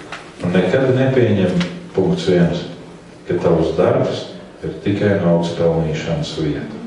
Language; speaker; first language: Latvian; native; Latvian